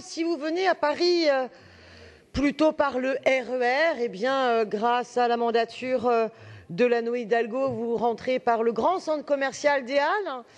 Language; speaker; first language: French; native; French